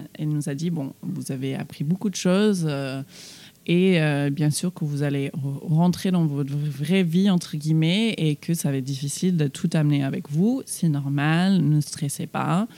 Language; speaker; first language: French; non-native, fluent; English